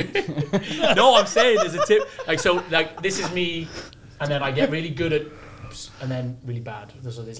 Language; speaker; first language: English; native; English